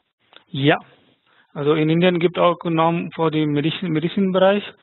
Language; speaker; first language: German; non-native, fluent; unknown